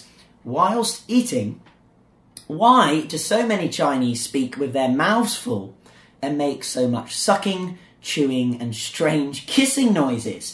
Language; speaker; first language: English; native; English